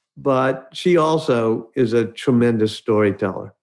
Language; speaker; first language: English; native; English